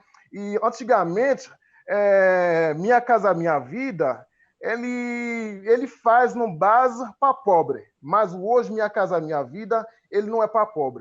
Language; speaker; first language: Portuguese; non-native, fluent; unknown